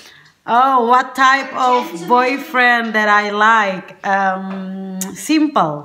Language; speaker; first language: English; non-native, learner; Indonesian